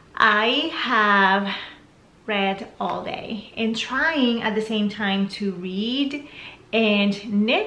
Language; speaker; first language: English; non-native, fluent; Spanish